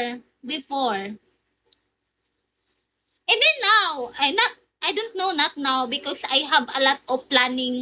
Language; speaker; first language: English; non-native, learner; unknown